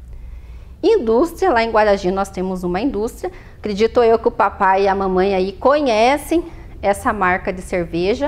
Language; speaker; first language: Portuguese; native; Portuguese